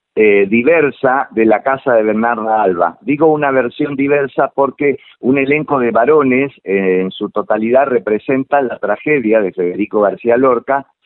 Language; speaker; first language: Spanish; native; Spanish